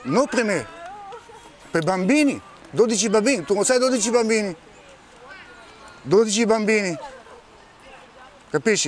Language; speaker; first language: Italian; non-native, learner; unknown